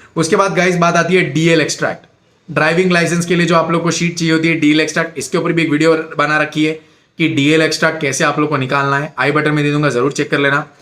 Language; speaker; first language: Hindi; non-native, local second language; Gujarati